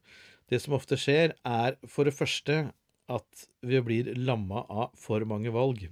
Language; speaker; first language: Norwegian; native; Norwegian